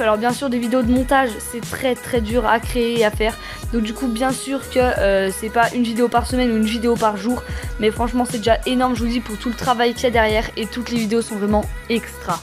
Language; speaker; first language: French; native; French